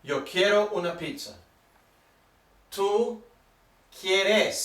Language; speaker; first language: Spanish; non-native, fluent; English